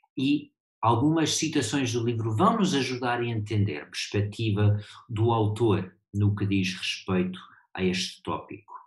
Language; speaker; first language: Portuguese; early bilingual, heritage; Portuguese